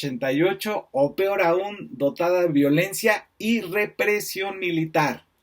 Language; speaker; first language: Spanish; native; Spanish